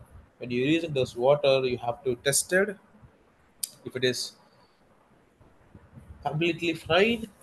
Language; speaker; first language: English; non-native, local second language; Telugu